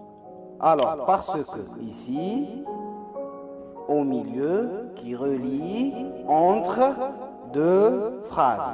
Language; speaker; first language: French; non-native, local second language; Arabic